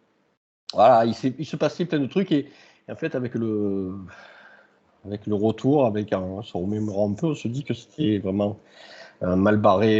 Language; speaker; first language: French; native; French